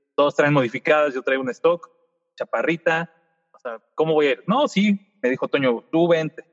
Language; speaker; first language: Spanish; native; Spanish